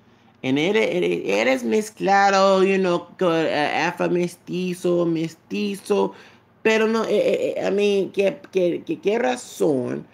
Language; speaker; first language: Spanish; non-native, learner; English